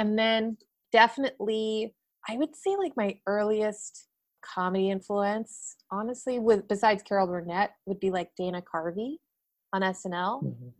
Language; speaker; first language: English; native; English